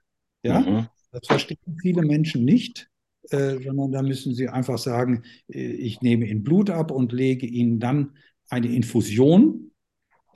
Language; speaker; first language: German; native; German